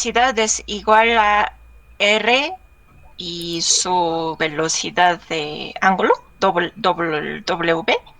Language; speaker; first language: Spanish; non-native, learner; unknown